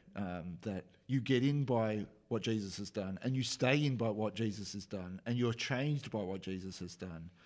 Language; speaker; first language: English; native; English